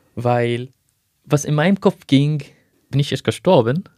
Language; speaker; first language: German; non-native, fluent; Arabic